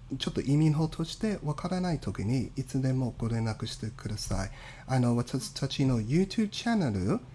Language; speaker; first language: Japanese; non-native, fluent; English